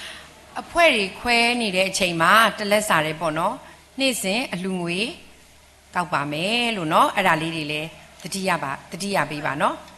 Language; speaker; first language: Burmese; non-native, local second language; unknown